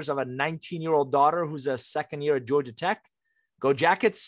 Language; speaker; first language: English; early bilingual, other home language; Persian